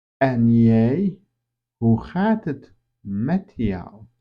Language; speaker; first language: Dutch; non-native, fluent; Turkish